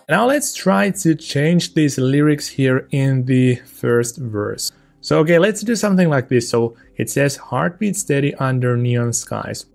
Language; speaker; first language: English; non-native, fluent; Finnish